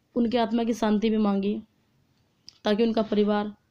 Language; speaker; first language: Hindi; native; Hindi